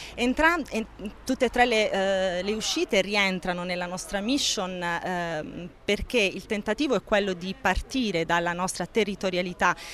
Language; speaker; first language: Italian; native; Italian